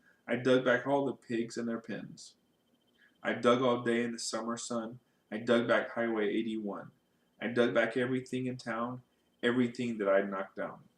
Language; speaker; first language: English; native; English